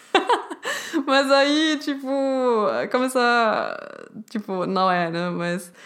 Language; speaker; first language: Portuguese; non-native, fluent; German